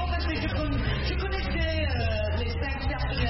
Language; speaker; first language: French; non-native, fluent; English